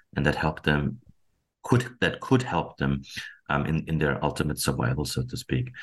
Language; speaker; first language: English; non-native, fluent; German